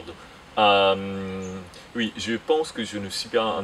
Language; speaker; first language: French; non-native, fluent; Japanese